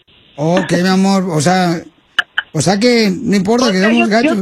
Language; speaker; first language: Spanish; native; Spanish